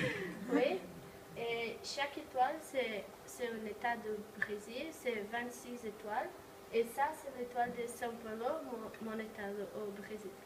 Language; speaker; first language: French; non-native, learner; Portuguese